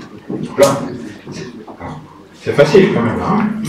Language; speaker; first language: French; native; French